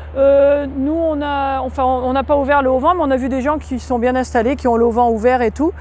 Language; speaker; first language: French; native; French